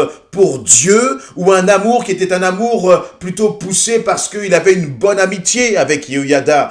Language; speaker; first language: French; native; French